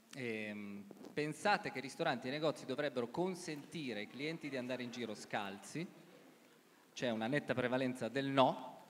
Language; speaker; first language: Italian; native; Italian